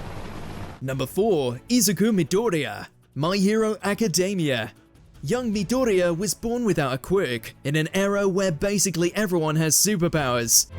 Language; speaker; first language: English; native; English